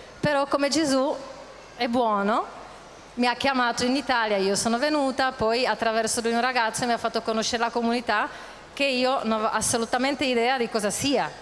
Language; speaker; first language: Italian; non-native, fluent; Czech